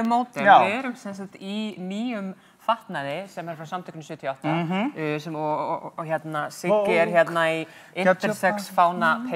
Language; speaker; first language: Icelandic; native; Icelandic